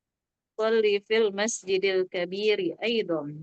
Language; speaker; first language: Arabic; non-native, learner; Indonesian